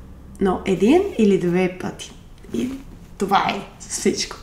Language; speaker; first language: Bulgarian; non-native, learner; Spanish